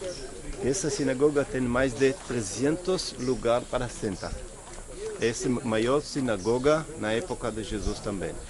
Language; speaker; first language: Portuguese; non-native, fluent; Hebrew